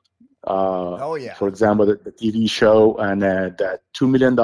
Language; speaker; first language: English; non-native, fluent; Arabic